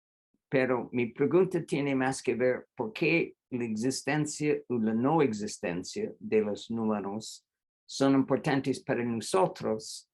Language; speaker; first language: Spanish; non-native, fluent; English